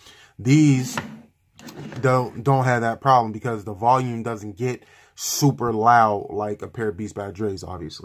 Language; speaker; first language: English; native; English